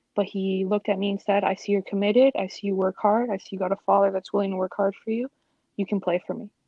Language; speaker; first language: English; native; English